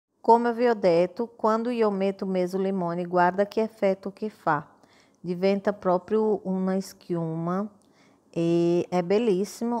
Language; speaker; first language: Italian; non-native, fluent; Portuguese